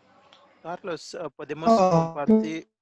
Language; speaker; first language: Spanish; non-native, learner; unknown